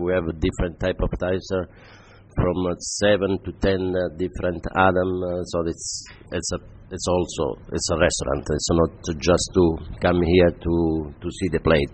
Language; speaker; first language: English; non-native, fluent; Italian